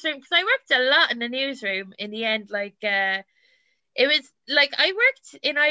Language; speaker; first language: English; native; English